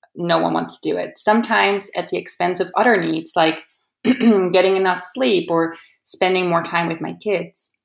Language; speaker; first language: English; non-native, fluent; Dutch